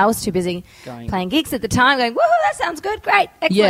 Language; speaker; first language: English; native; English